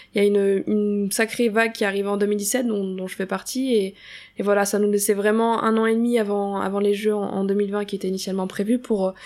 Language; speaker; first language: French; native; French